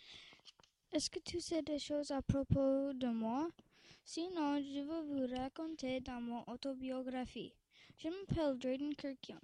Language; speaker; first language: French; non-native, local second language; English